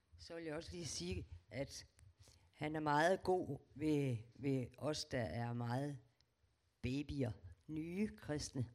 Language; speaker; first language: Danish; native; Danish